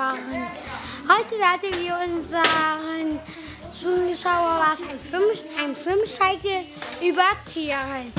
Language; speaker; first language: German; non-native, learner; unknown